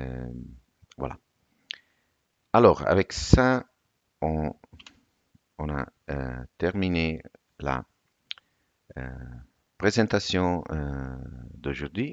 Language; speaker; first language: French; non-native, fluent; Italian